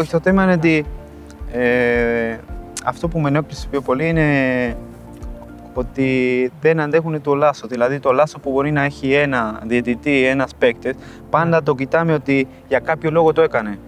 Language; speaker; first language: Greek; non-native, fluent; Spanish